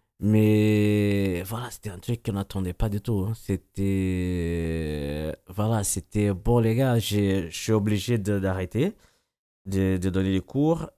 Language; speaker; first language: French; non-native, fluent; Portuguese